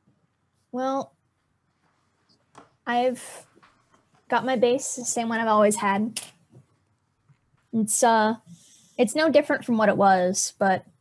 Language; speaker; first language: English; native; English